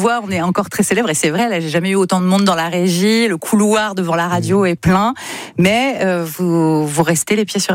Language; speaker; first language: French; native; French